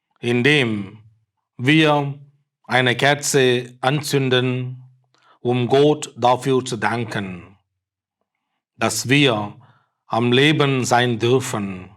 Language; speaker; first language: German; non-native, fluent; Tamil